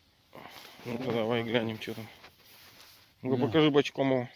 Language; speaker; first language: Russian; native; Russian